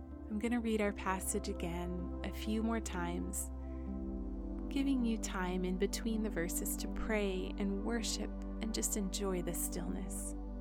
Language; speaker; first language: English; native; English